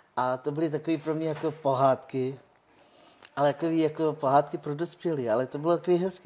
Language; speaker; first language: Czech; non-native, local second language; Romany